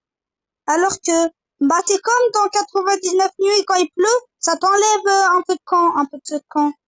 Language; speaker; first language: French; native; French